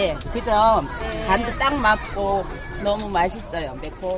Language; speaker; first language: Korean; native; Korean